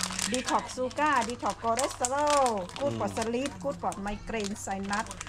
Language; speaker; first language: English; non-native, learner; Thai